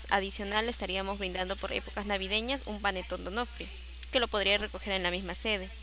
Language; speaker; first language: Spanish; native; Spanish